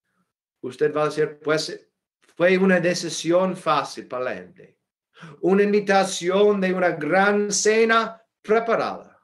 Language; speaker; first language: Spanish; non-native, fluent; English